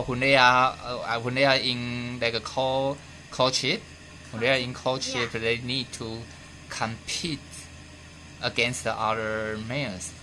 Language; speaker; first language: English; non-native, fluent; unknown